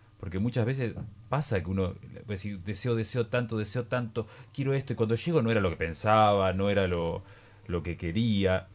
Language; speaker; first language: Spanish; native; Spanish